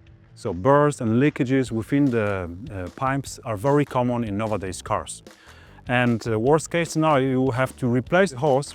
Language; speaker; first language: English; non-native, fluent; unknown